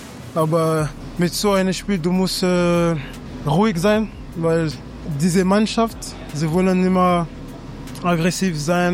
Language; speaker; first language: German; non-native, fluent; French